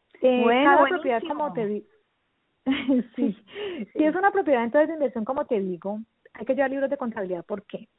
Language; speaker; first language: Spanish; native; Spanish